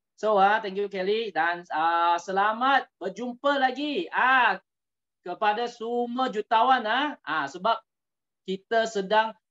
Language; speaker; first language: Malay; non-native, local second language; Chinese